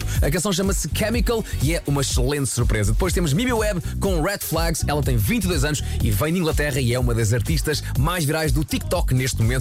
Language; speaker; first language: Portuguese; native; Portuguese